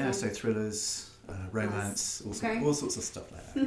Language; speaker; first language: English; native; English